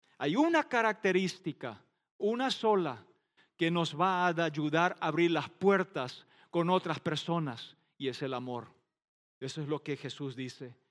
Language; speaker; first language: Spanish; non-native, local second language; Plautdietsch